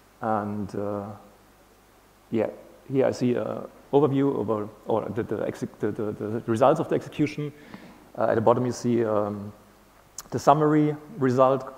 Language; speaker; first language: English; non-native, fluent; German